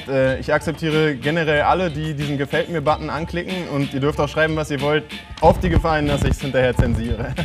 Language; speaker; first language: German; native; German